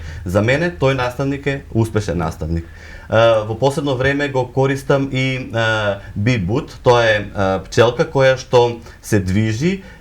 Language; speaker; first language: Macedonian; native; Macedonian